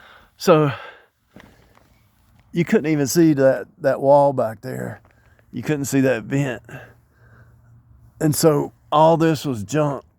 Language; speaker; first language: English; native; English